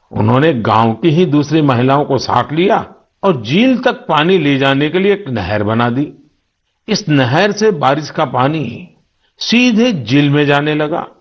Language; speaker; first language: Hindi; non-native, local second language; Gujarati